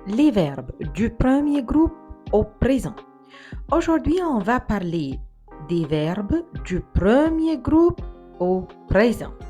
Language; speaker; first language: French; non-native, fluent; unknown